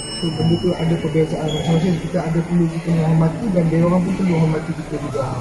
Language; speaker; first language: Malay; native; Malay